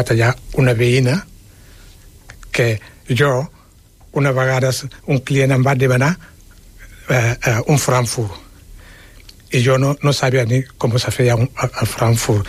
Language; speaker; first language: Catalan; non-native, fluent; Wolof